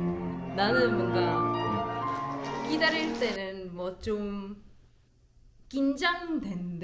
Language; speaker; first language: Korean; non-native, learner; German